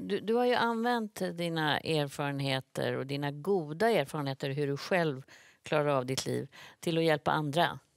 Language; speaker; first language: Swedish; native; Swedish